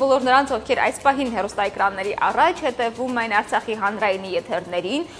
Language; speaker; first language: Armenian; native; Armenian